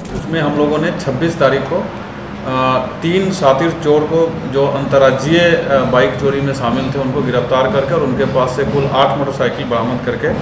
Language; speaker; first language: Hindi; native; Hindi